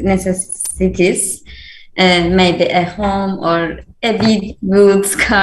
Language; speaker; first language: English; non-native, learner; Turkish